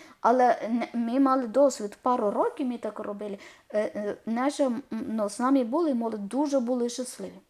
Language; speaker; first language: Ukrainian; non-native, learner; Malayalam